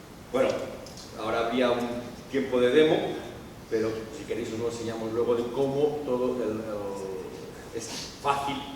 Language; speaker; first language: Spanish; native; Spanish